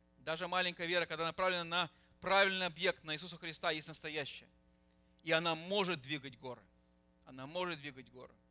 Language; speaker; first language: Russian; native; Russian